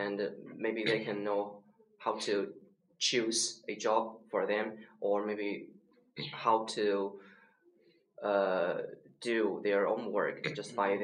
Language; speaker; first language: English; non-native, learner; Chinese